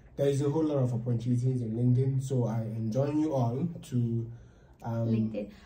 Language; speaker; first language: English; non-native, local second language; Igbo